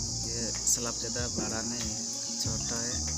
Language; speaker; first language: Hindi; non-native, local second language; Odia